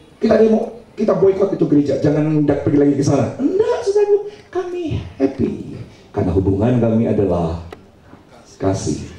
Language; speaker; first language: Indonesian; native; Indonesian